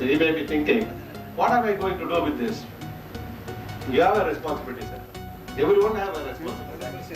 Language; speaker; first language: English; non-native, local second language; Tamil